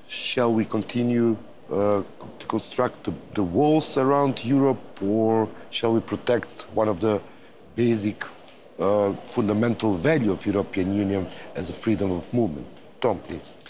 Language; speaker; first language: English; non-native, fluent; Macedonian